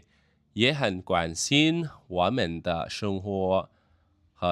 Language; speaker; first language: Chinese; non-native, fluent; Khmer